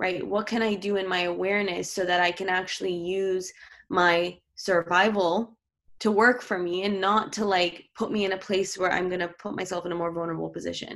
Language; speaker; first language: English; native; English